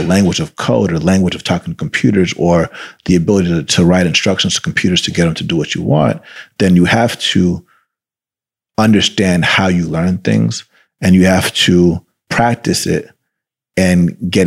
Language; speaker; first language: English; early bilingual, other home language; Spanish